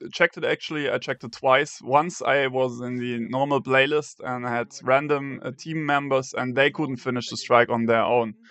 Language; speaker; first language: English; non-native, fluent; German